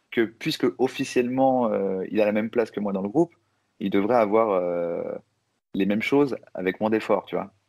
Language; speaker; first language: French; native; French